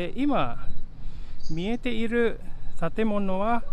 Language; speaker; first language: Japanese; non-native, fluent; Indonesian